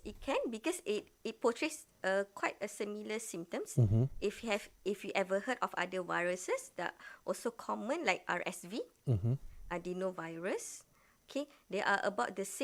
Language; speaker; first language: English; non-native, local second language; Malay